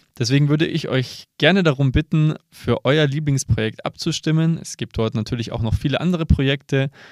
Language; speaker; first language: German; native; German